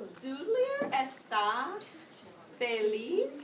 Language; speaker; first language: Spanish; non-native, learner; English